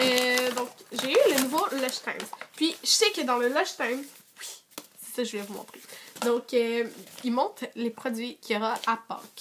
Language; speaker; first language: French; native; French